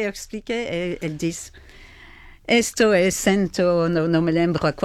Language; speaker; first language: Portuguese; non-native, learner; French